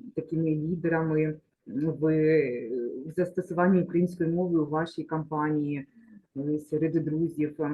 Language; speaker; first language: Ukrainian; non-native, local second language; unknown